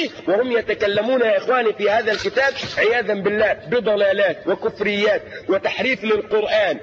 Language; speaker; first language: Arabic; native; Arabic